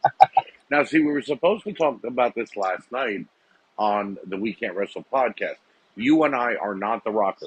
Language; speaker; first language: English; native; English